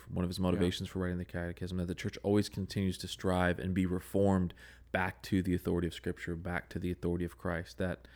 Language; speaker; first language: English; native; English